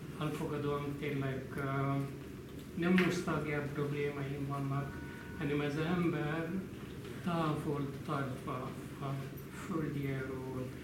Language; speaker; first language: Hungarian; non-native, fluent; Arabic